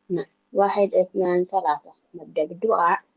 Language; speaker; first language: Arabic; non-native, fluent; Indonesian